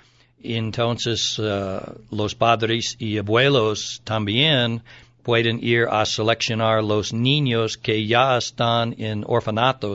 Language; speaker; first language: Spanish; non-native, learner; English